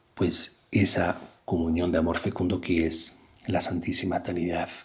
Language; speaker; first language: Spanish; non-native, fluent; French